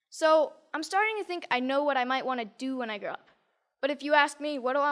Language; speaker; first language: English; native; English